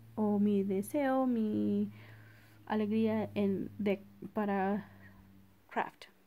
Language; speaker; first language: Spanish; early bilingual, other home language; English